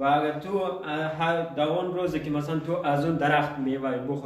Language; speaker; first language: Persian; early bilingual, heritage; Persian